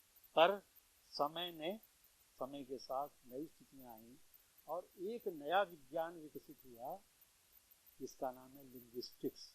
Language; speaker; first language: Hindi; native; Hindi